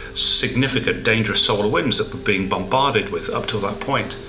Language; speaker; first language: English; native; English